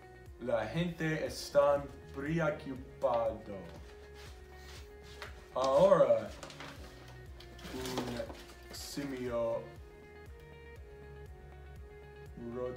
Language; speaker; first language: Spanish; non-native, learner; English